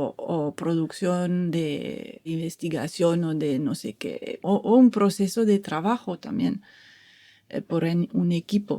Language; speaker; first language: Spanish; non-native, fluent; French